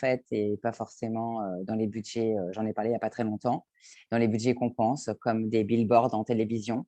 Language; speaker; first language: French; native; French